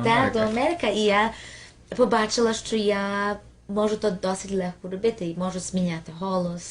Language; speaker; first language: Ukrainian; early bilingual, heritage; Ukrainian